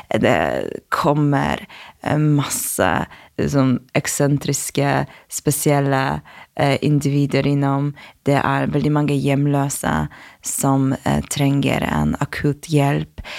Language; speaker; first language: Norwegian; non-native, fluent; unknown